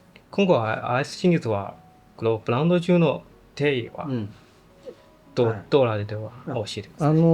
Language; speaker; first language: Japanese; non-native, learner; Chinese